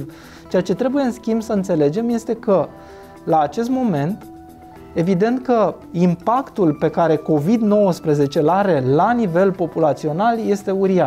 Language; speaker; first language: Romanian; native; Romanian